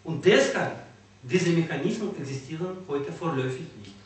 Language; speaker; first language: German; non-native, learner; Russian